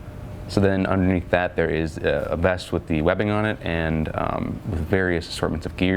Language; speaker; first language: English; native; English